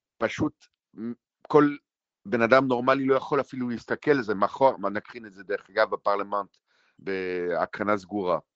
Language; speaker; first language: Hebrew; non-native, fluent; French